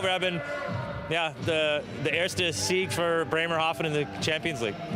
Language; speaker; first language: German; non-native, fluent; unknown